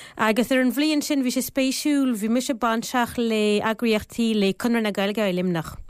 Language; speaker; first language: Irish; non-native, fluent; French